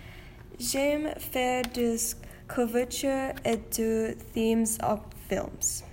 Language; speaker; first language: French; non-native, learner; English